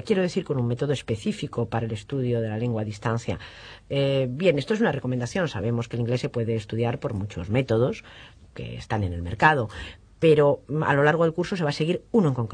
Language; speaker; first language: Spanish; native; Spanish